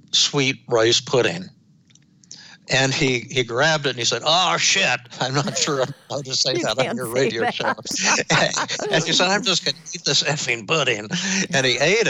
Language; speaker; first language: English; native; English